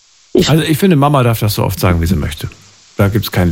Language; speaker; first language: German; native; German